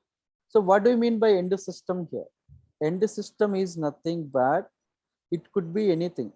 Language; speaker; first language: English; non-native, local second language; Telugu